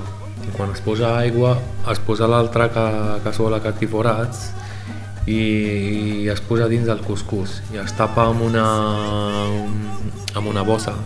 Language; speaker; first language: Catalan; non-native, learner; Arabic